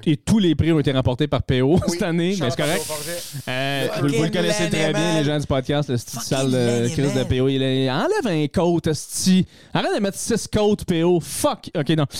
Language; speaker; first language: French; native; French